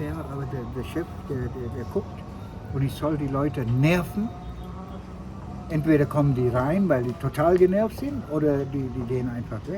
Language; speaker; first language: German; non-native, fluent; Sinhala